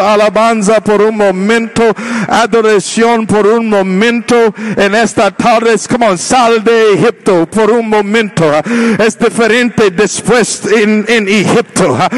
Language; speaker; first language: Spanish; non-native, learner; English